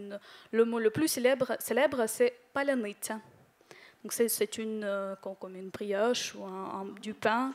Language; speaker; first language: French; non-native, fluent; Ukrainian